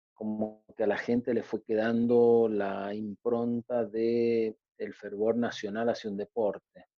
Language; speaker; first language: Spanish; native; Spanish